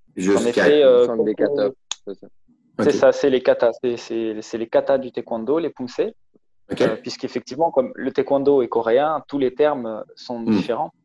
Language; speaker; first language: French; native; French